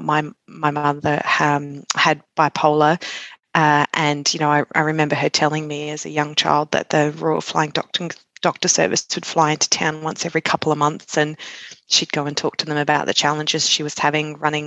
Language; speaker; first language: English; native; English